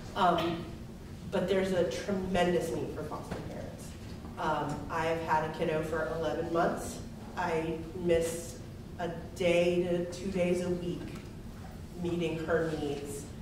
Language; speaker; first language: English; native; English